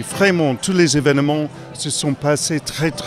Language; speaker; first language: French; non-native, fluent; English